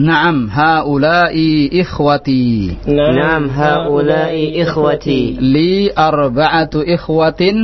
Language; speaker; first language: Arabic; non-native, fluent; Indonesian